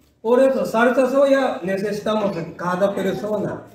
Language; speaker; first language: Spanish; non-native, learner; Japanese